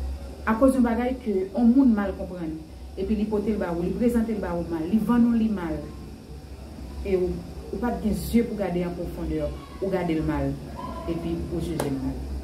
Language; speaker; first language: French; non-native, learner; Haitian Creole